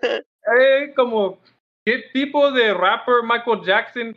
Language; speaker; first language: Spanish; non-native, learner; English